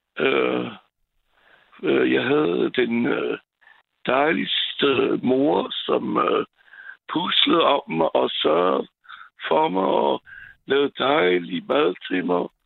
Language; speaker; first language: Danish; non-native, fluent; French